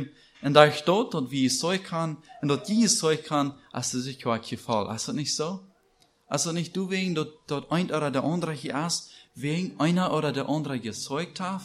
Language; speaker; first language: German; non-native, learner; Plautdietsch